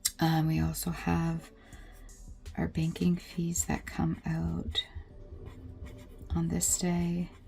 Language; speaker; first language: English; native; English